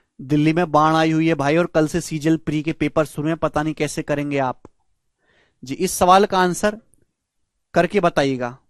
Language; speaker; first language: Hindi; native; Hindi